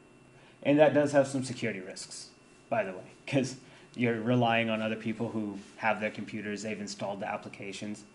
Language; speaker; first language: English; native; English